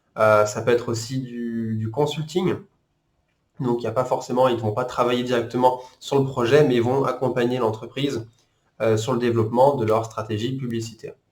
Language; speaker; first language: French; native; French